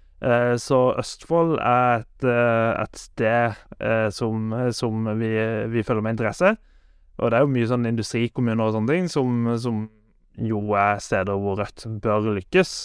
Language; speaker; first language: Norwegian; native; Norwegian